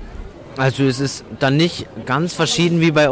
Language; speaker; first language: German; native; German